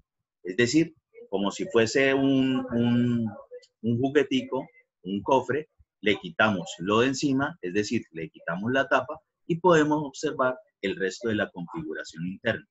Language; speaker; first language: Spanish; native; Spanish